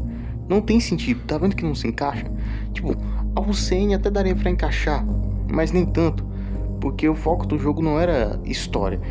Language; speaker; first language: Portuguese; native; Portuguese